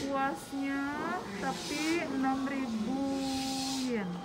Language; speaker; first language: Indonesian; native; Indonesian